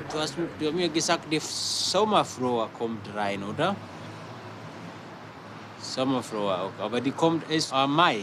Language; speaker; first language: German; non-native, learner; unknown